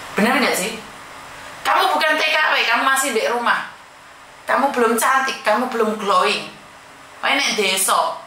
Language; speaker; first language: Indonesian; non-native, local second language; Javanese